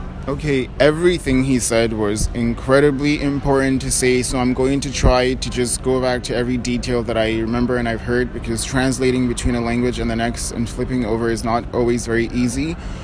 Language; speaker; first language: English; native; English